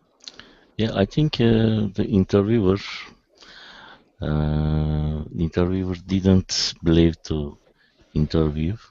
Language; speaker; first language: English; non-native, learner; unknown